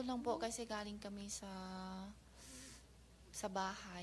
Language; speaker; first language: Filipino; non-native, learner; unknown